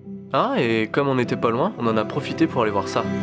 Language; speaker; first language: French; native; French